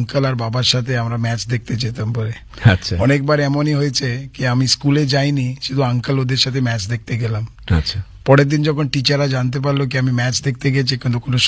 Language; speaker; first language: Bangla; non-native, local second language; Konkani